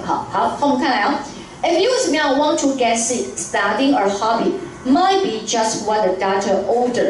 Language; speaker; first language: English; non-native, fluent; Chinese